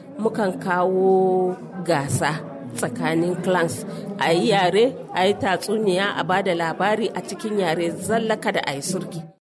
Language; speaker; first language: Hausa; non-native, local second language; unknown